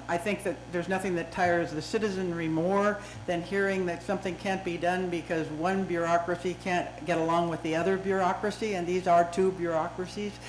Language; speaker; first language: English; native; English